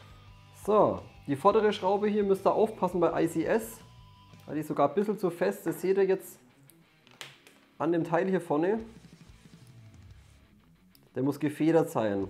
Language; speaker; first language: German; native; German